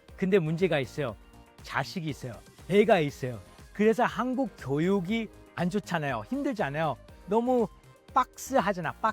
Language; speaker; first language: Korean; early bilingual, heritage; Korean